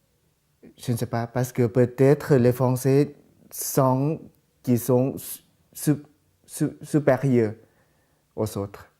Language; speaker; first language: French; non-native, fluent; Thai